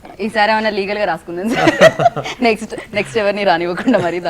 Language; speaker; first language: Telugu; native; Telugu